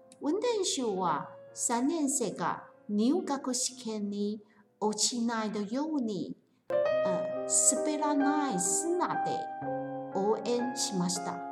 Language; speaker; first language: Japanese; non-native, learner; Chinese